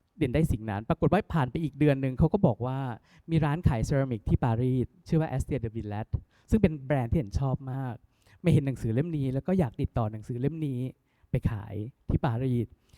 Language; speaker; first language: Thai; native; Thai